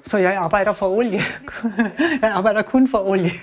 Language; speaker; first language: Danish; non-native, learner; German